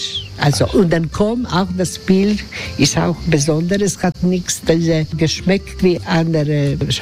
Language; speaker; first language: German; non-native, learner; Croatian